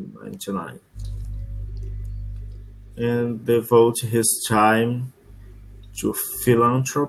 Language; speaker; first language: English; non-native, learner; Portuguese